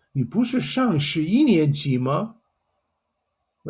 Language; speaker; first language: Chinese; non-native, fluent; English